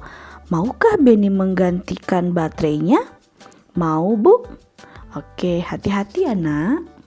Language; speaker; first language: Indonesian; native; Indonesian